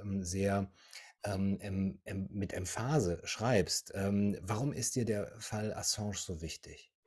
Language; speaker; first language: German; native; German